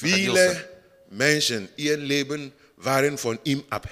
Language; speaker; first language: German; non-native, learner; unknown